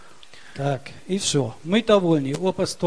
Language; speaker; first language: Russian; early bilingual, heritage; Russian